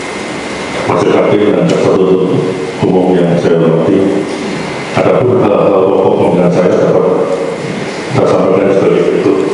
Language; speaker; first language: Indonesian; non-native, local second language; Javanese